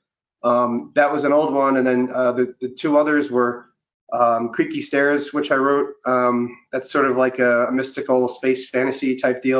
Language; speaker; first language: English; native; English